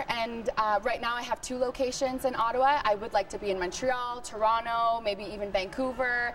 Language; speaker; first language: English; early bilingual, heritage; Spanish